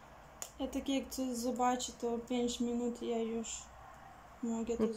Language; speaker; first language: Polish; non-native, learner; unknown